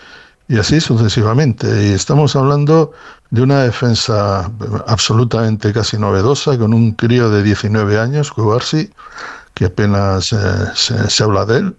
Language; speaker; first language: Spanish; native; Spanish